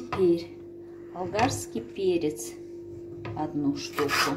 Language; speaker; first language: Russian; non-native, fluent; Turkmen